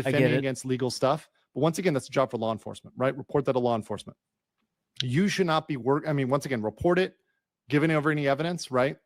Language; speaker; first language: English; native; English